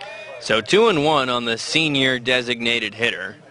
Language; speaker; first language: English; native; English